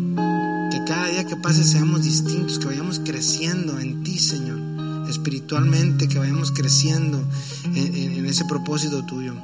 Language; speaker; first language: Spanish; native; Spanish